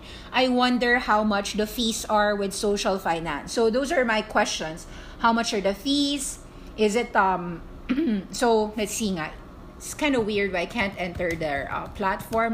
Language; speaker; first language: English; non-native, local second language; Filipino